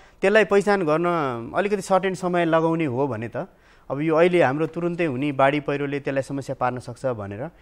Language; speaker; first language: Nepali; native; Nepali